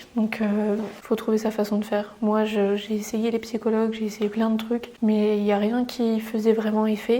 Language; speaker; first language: French; native; French